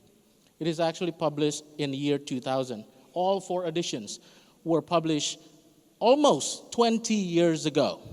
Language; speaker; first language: English; non-native, fluent; Indonesian